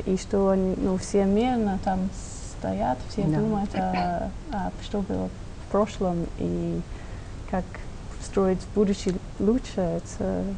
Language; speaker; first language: Russian; non-native, fluent; English